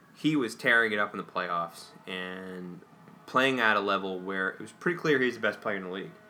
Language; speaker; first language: English; native; English